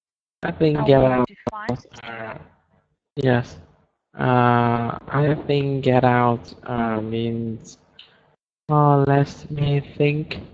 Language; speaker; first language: English; non-native, learner; Vietnamese